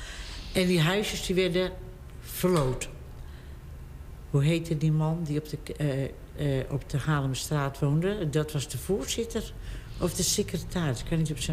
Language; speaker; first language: Dutch; native; Dutch